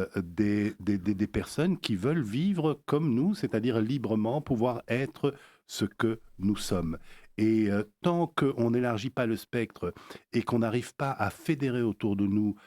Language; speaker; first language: French; native; French